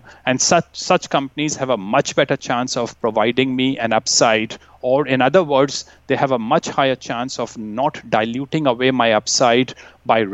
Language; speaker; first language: English; non-native, local second language; Hindi